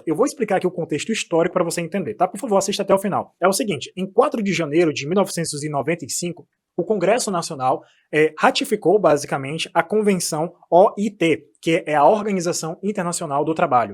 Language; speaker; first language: Portuguese; native; Portuguese